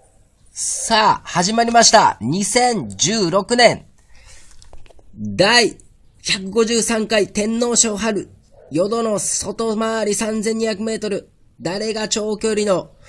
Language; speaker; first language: Japanese; native; Japanese